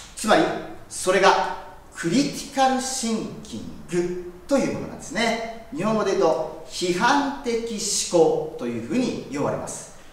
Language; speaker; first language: Japanese; native; Japanese